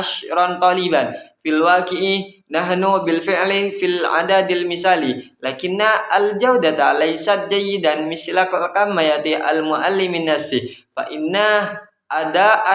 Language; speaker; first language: Arabic; non-native, learner; Indonesian